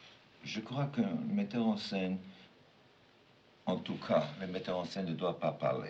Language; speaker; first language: French; non-native, fluent; German